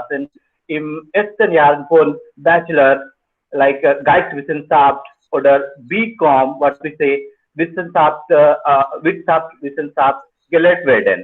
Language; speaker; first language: German; non-native, fluent; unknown